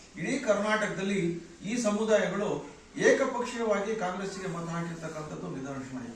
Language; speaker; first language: Kannada; non-native, local second language; Lambadi